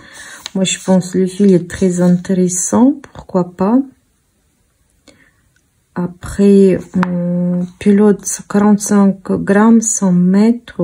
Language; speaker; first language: French; non-native, fluent; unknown